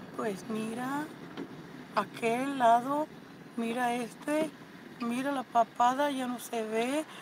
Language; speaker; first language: Spanish; early bilingual, heritage; Spanish